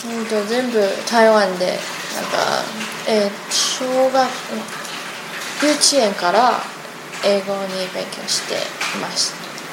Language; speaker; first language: Japanese; non-native, learner; Chinese